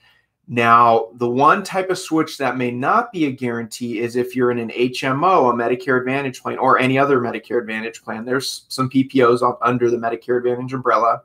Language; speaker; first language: English; native; English